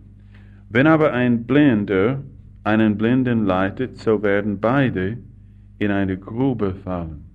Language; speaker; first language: German; non-native, fluent; English